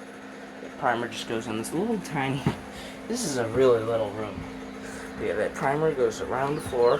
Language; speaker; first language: English; native; English